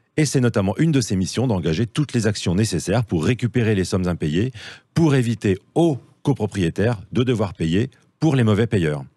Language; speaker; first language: French; native; French